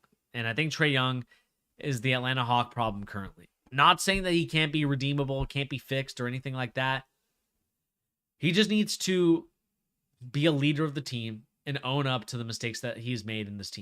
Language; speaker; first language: English; native; English